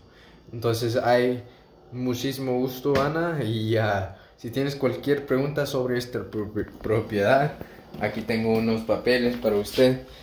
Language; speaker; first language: Spanish; early bilingual, heritage; English